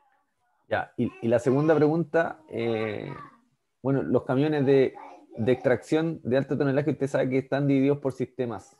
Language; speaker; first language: Spanish; native; Spanish